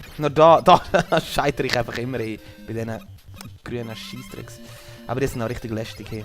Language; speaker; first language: German; native; German